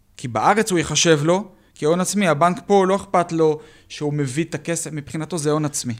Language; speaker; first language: Hebrew; native; Hebrew